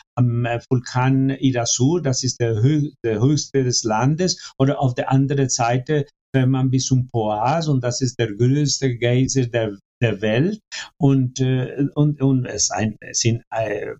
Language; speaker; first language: German; non-native, fluent; Spanish